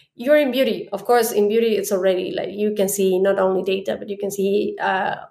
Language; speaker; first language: English; non-native, fluent; Spanish